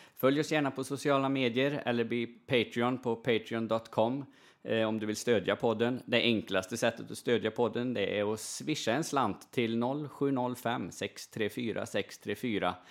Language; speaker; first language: Swedish; native; Swedish